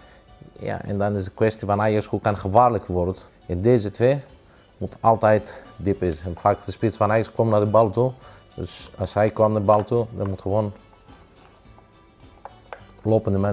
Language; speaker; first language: Dutch; non-native, fluent; Greek